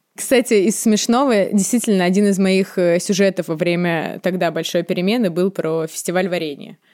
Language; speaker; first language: Russian; native; Russian